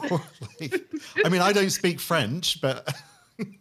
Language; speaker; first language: English; native; English